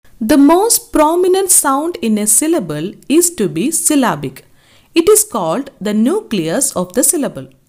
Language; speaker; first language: English; non-native, local second language; Malayalam